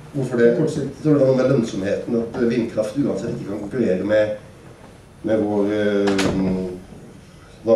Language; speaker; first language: Norwegian; native; Norwegian